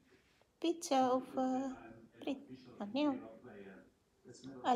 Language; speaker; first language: Dutch; non-native, learner; Filipino